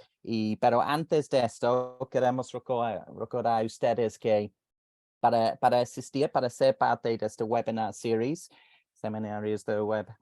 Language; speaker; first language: Spanish; non-native, fluent; English